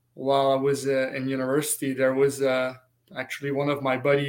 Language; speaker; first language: English; non-native, fluent; French